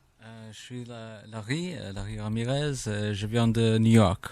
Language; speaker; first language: French; non-native, learner; English